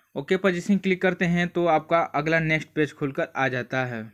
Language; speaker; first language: Hindi; native; Hindi